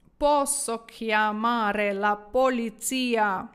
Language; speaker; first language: Italian; non-native, fluent; Ukrainian